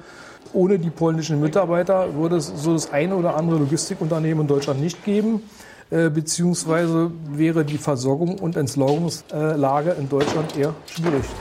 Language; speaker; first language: German; native; German